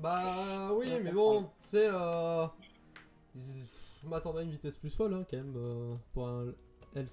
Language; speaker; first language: French; native; French